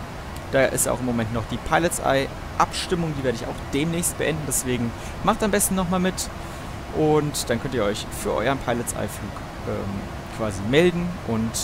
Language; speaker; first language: German; native; German